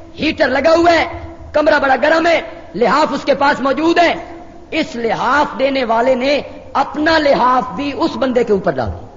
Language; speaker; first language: Urdu; non-native, local second language; Punjabi